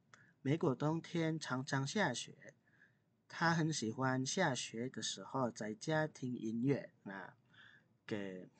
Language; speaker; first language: Chinese; non-native, fluent; Indonesian